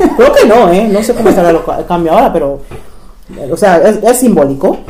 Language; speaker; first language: Spanish; non-native, fluent; English